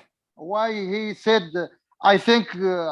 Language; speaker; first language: English; non-native, learner; Arabic